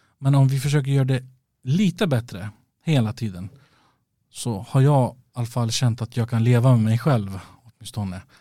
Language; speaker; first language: Swedish; early bilingual, other home language; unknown